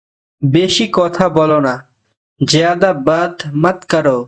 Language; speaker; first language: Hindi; non-native, learner; Bangla